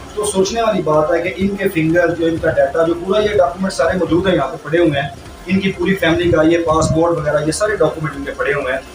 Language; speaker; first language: Urdu; non-native, local second language; Punjabi